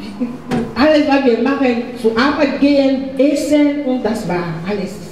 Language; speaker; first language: German; non-native, learner; French